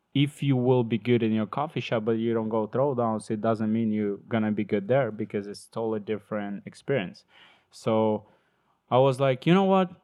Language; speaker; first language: English; non-native, learner; Ukrainian